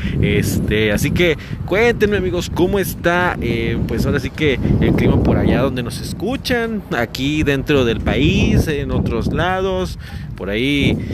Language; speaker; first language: Spanish; native; Spanish